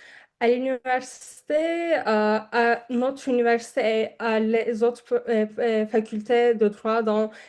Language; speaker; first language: French; non-native, fluent; Turkish